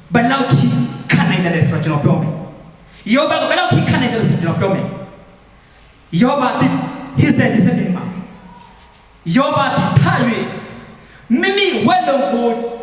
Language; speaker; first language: Burmese; non-native, local second language; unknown